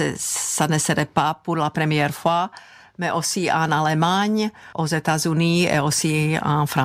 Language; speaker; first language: French; non-native, fluent; Czech